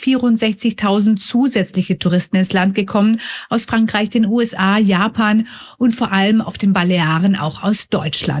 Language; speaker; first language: German; native; German